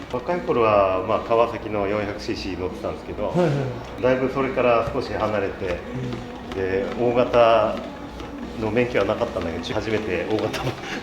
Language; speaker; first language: Japanese; native; Japanese